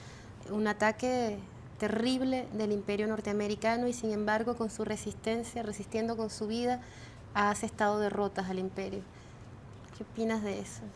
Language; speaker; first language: Spanish; native; Spanish